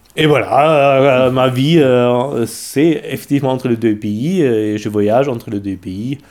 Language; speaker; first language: French; non-native, fluent; German